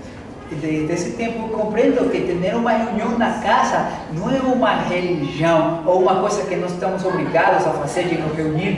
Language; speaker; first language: Portuguese; non-native, fluent; Spanish